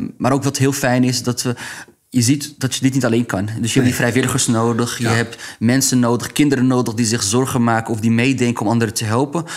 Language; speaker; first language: Dutch; early bilingual, other home language; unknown